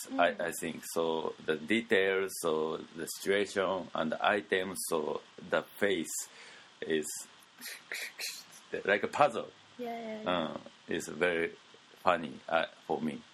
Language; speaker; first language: English; non-native, learner; Japanese